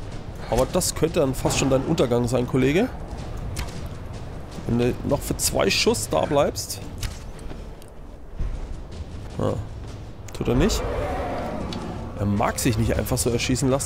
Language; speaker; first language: German; native; German